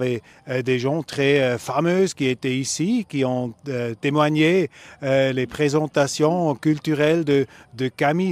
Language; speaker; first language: French; non-native, learner; German